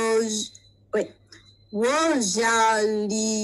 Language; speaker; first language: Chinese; non-native, learner; English